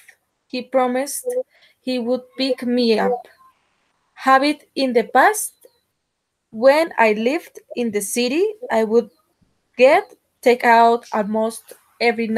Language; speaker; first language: English; non-native, learner; Spanish